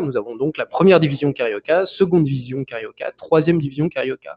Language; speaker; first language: French; native; French